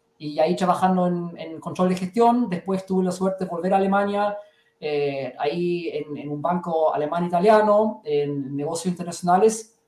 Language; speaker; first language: Spanish; early bilingual, heritage; Spanish